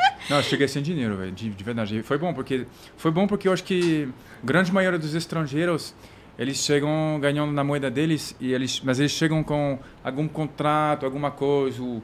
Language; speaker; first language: Portuguese; non-native, fluent; French